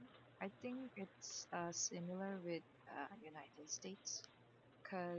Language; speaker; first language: English; non-native, learner; Korean